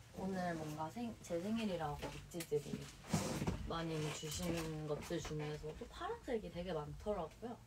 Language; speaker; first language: Korean; early bilingual, heritage; Korean